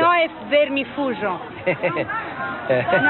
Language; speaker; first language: Portuguese; non-native, learner; English